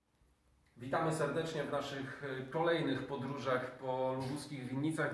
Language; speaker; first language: Polish; native; Polish